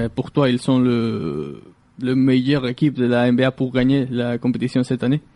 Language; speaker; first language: French; non-native, learner; Galician